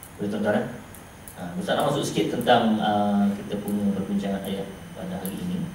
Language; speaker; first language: Malay; native; Malay